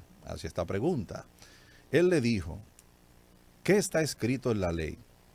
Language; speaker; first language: Spanish; native; Spanish